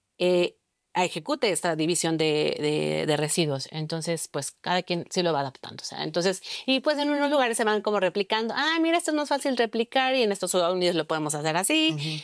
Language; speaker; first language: Spanish; native; Spanish